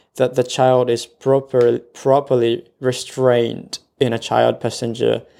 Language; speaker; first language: English; non-native, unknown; Japanese